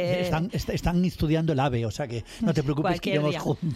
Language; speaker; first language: Spanish; native; Spanish